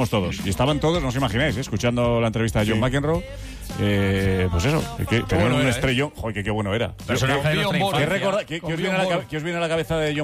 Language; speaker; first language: Spanish; native; Spanish